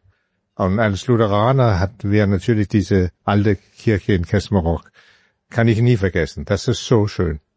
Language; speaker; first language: German; non-native, fluent; Danish